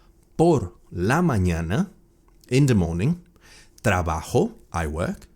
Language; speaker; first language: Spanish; non-native, fluent; English